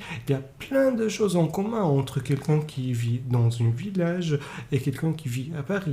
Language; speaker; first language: French; non-native, fluent; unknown